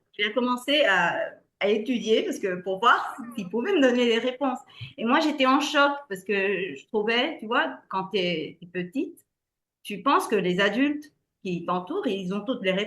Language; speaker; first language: French; non-native, fluent; Spanish